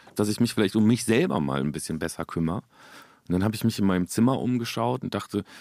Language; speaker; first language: German; native; German